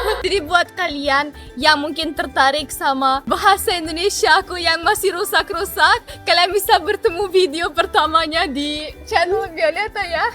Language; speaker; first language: Indonesian; non-native, fluent; German